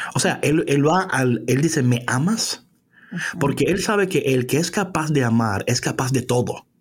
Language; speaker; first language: Spanish; early bilingual, heritage; Spanish